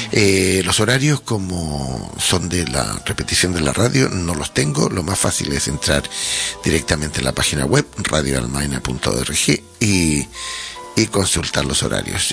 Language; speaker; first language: Spanish; native; Spanish